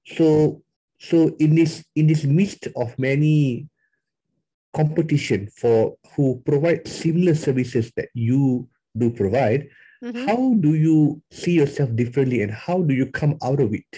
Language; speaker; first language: English; non-native, local second language; Tamil